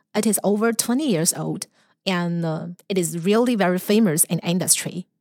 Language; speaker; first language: English; non-native, fluent; Chinese